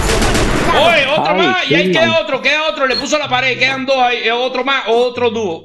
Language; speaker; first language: Spanish; native; Spanish